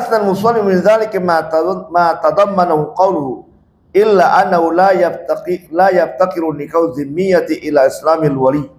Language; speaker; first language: Arabic; non-native, fluent; Indonesian